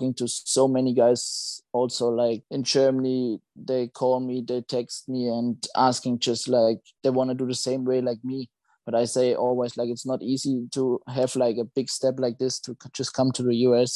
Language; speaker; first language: English; non-native, fluent; German